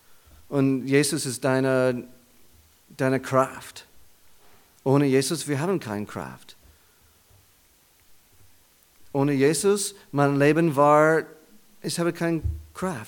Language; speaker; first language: German; non-native, learner; English